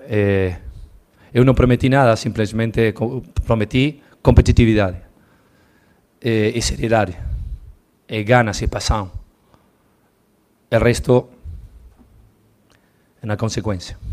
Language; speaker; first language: Portuguese; non-native, learner; Spanish